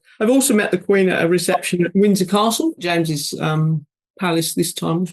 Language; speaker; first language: English; native; English